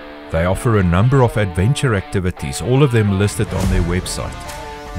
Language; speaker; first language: English; non-native, local second language; Afrikaans